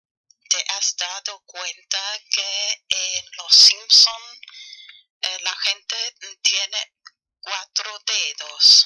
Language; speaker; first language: Spanish; non-native, fluent; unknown